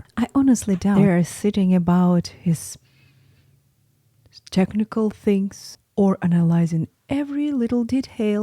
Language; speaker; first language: English; non-native, fluent; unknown